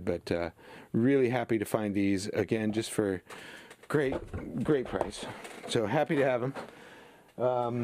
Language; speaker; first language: English; native; English